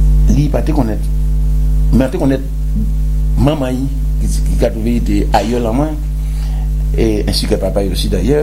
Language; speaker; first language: French; non-native, local second language; Guadeloupean Creole French